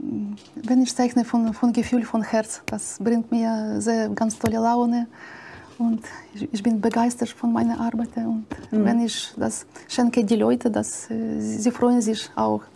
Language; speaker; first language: German; non-native, learner; Ukrainian